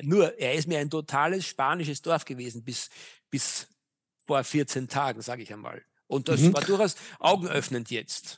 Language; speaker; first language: German; native; German